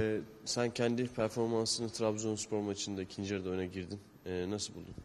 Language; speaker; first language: Turkish; native; Turkish